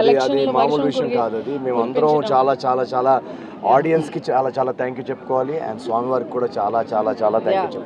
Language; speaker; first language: Telugu; native; Telugu